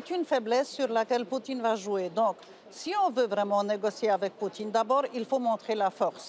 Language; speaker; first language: French; non-native, fluent; Polish